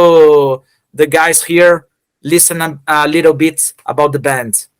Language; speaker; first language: English; non-native, fluent; Portuguese